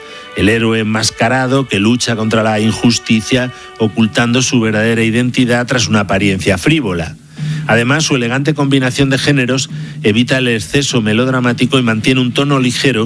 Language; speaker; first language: Spanish; native; Spanish